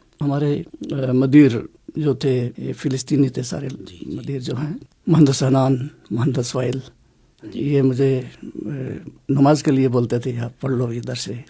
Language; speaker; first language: Urdu; non-native, local second language; Punjabi